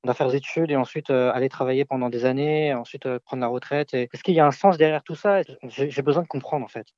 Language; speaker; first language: French; native; French